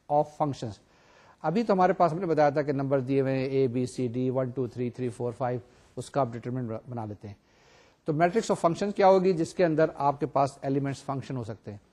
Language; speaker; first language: Urdu; native; Urdu